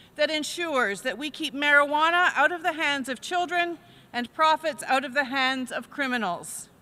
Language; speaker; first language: English; native; English